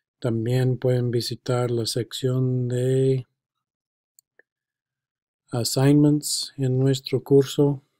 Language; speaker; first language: Spanish; non-native, fluent; English